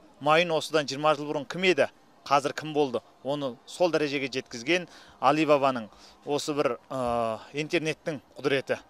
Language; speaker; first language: Kazakh; early bilingual, heritage; Kazakh